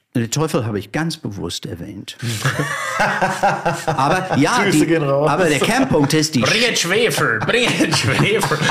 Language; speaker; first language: German; non-native, fluent; English